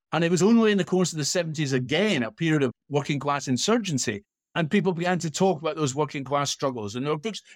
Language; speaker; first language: English; native; English